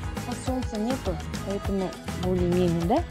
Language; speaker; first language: Russian; native; Russian